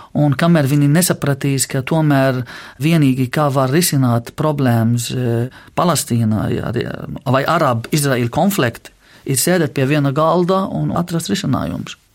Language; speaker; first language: Latvian; non-native, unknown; Arabic